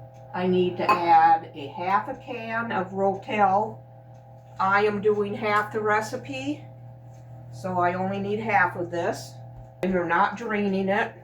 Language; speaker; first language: English; native; English